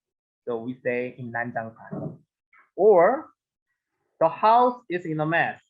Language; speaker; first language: English; non-native, learner; Korean